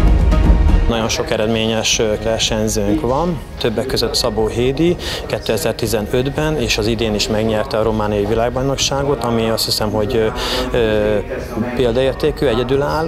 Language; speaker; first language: Hungarian; native; Hungarian